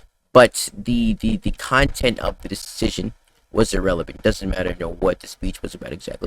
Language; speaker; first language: English; native; English